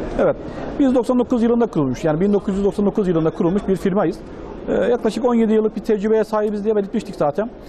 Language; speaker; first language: Turkish; native; Turkish